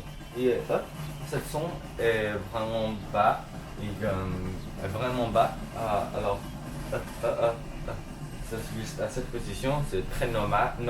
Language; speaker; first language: French; non-native, learner; Chinese